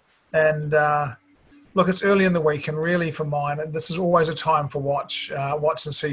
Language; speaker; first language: English; native; English